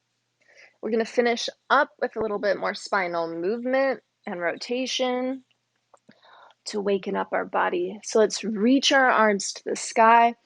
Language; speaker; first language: English; native; English